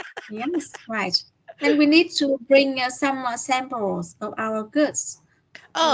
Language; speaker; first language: English; non-native, learner; Vietnamese